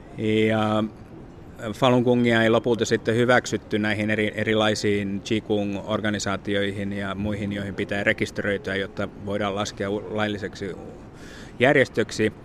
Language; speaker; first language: Finnish; native; Finnish